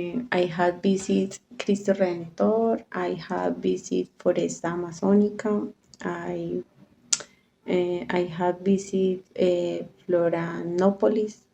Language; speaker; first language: English; non-native, learner; Spanish